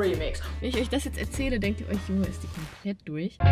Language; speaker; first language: German; native; German